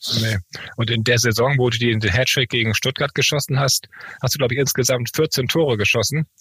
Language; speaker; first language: German; native; German